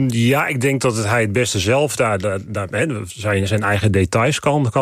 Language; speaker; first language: Dutch; native; Dutch